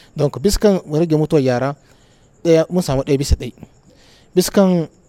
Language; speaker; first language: Hausa; non-native, local second language; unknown